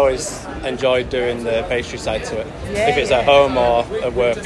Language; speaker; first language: English; native; English